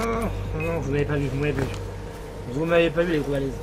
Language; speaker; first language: French; native; French